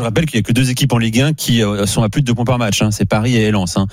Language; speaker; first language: French; native; French